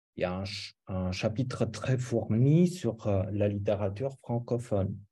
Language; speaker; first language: French; non-native, fluent; Romanian